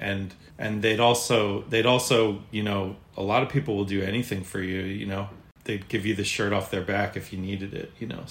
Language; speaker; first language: English; native; English